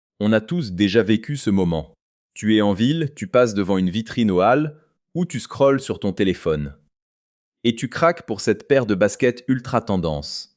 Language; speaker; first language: French; native; French